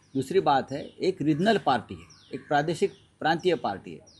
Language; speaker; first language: Hindi; non-native, local second language; Marathi